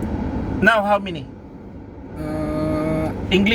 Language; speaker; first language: English; non-native, local second language; Arabic